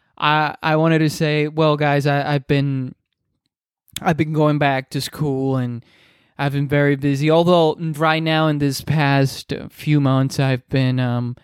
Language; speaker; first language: English; non-native, fluent; Spanish